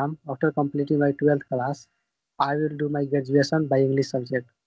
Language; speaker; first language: English; non-native, learner; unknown